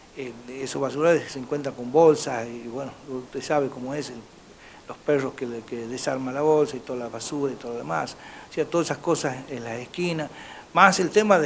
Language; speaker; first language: Spanish; native; Spanish